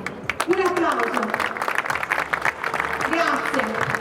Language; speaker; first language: Italian; native; Italian